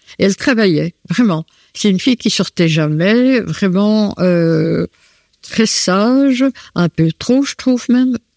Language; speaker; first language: French; native; French